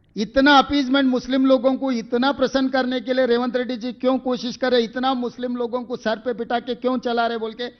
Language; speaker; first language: Hindi; non-native, local second language; Telugu